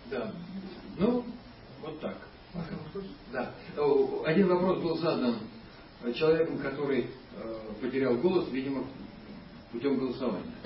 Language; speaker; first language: Russian; native; Russian